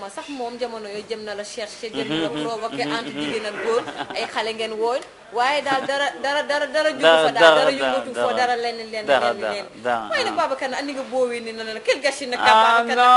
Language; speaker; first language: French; non-native, local second language; Wolof